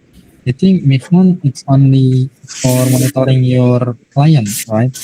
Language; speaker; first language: English; non-native, learner; Indonesian